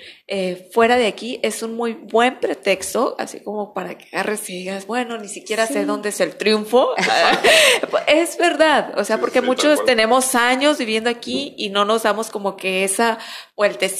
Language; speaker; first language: Spanish; native; Spanish